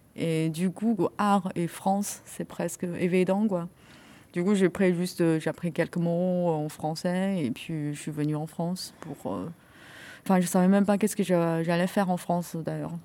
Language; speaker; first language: French; non-native, fluent; Chinese